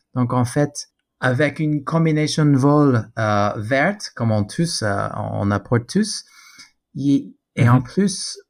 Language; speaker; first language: French; non-native, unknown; English